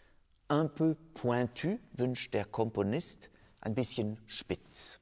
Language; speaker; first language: German; non-native, fluent; French